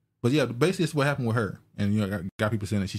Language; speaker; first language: English; native; English